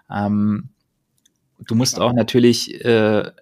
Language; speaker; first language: German; native; German